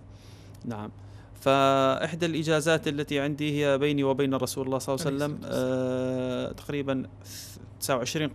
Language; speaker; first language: Arabic; native; Arabic